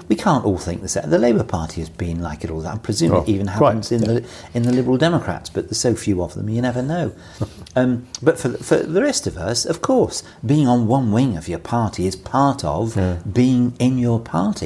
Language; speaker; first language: English; native; English